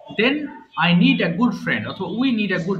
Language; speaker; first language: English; non-native, fluent; Bangla